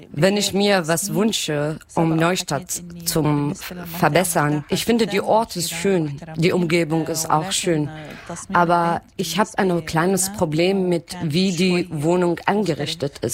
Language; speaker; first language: German; non-native, learner; Arabic